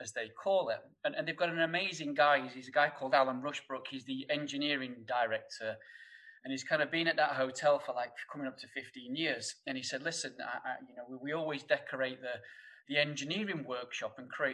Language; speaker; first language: English; native; English